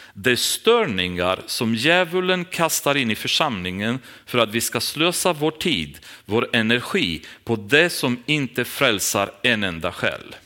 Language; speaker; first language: Swedish; non-native, fluent; Romanian